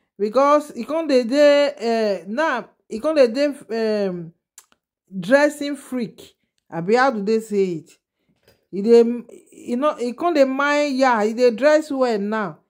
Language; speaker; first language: Nigerian Pidgin; native; Nigerian Pidgin